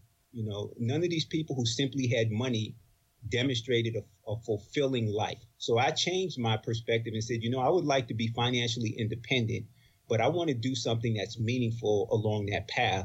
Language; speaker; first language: English; native; English